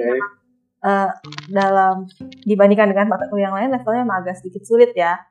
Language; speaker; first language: Indonesian; native; Indonesian